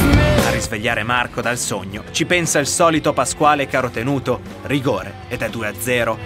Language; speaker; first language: Italian; native; Italian